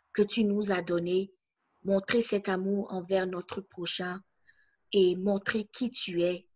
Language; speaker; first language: English; non-native, fluent; French